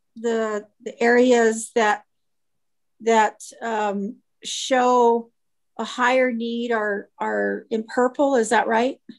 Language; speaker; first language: English; native; English